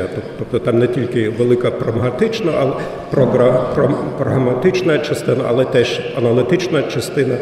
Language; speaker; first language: Ukrainian; non-native, fluent; German